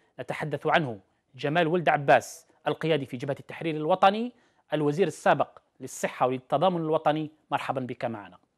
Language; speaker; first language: Arabic; native; Arabic